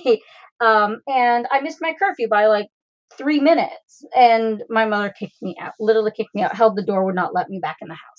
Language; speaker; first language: English; native; English